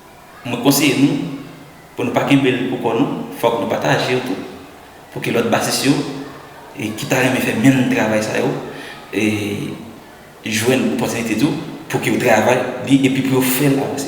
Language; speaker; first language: French; non-native, learner; Haitian Creole